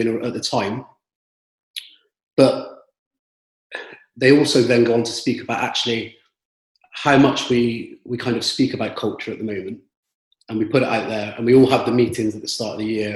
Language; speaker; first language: English; native; English